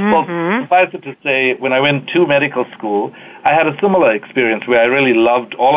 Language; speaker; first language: English; native; English